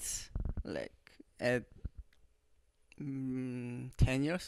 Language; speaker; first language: English; non-native, learner; Korean